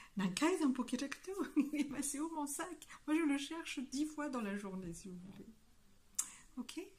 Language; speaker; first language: French; non-native, local second language; Malagasy